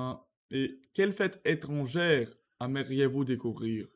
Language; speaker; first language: French; non-native, learner; Russian